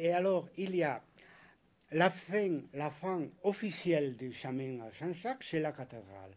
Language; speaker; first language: French; non-native, fluent; Spanish